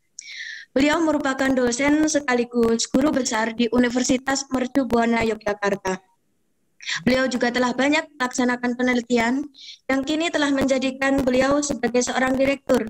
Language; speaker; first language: Indonesian; native; Indonesian